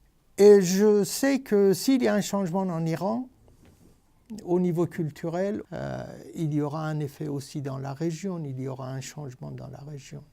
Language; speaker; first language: French; non-native, fluent; Persian